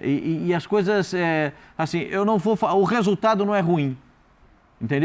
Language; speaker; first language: Portuguese; native; Portuguese